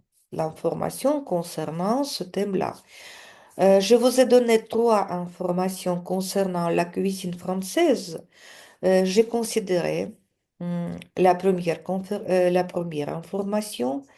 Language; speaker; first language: French; non-native, fluent; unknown